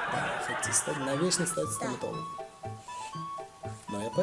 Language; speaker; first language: Russian; non-native, local second language; Tajik